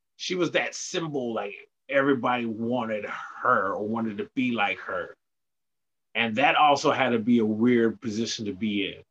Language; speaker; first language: English; native; English